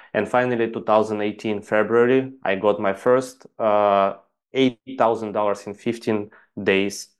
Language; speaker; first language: English; non-native, fluent; Ukrainian